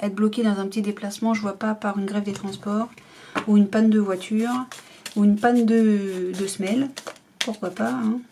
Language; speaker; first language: French; native; French